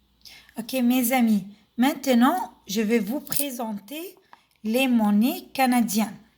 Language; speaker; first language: French; non-native, fluent; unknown